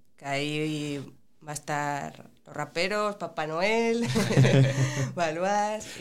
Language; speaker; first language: Spanish; native; Spanish